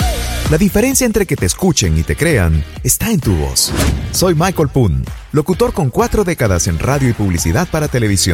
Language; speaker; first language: Spanish; native; Spanish